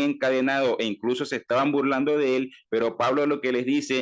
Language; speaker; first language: Spanish; native; Spanish